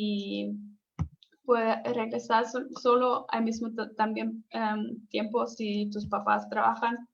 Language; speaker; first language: Spanish; non-native, fluent; German